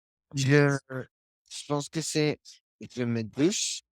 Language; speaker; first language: French; non-native, learner; Spanish